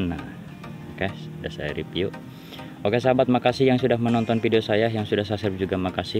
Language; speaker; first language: Indonesian; non-native, local second language; Sundanese